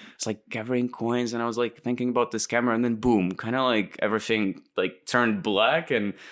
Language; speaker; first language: English; non-native, fluent; Latvian